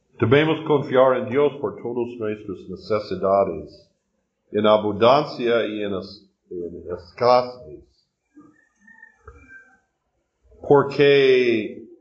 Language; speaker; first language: Spanish; non-native, learner; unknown